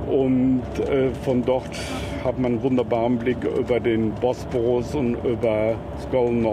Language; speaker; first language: German; native; German